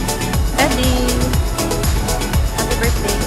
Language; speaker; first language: English; non-native, local second language; Filipino